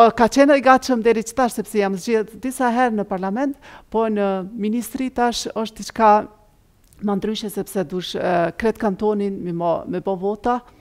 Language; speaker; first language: Albanian; early bilingual, heritage; Albanian